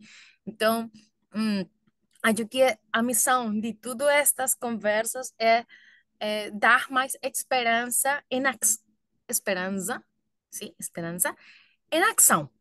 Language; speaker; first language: Portuguese; non-native, learner; Spanish